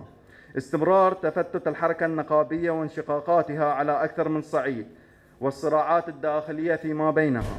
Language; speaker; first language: Arabic; native; Arabic